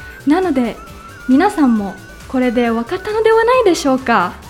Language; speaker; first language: Japanese; non-native, fluent; Filipino